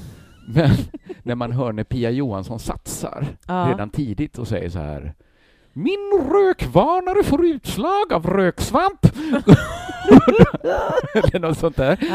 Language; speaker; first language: Swedish; native; Swedish